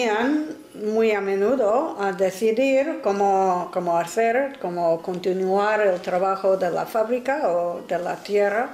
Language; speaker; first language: Spanish; non-native, fluent; English